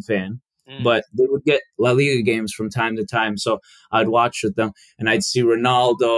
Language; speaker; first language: English; early bilingual, other home language; Albanian